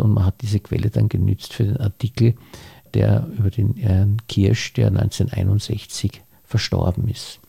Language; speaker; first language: German; native; German